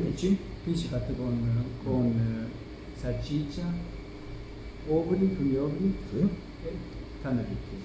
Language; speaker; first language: Italian; non-native, learner; Japanese